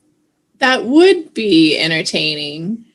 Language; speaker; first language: English; native; English